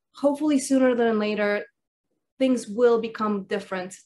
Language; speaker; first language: English; early bilingual, other home language; Russian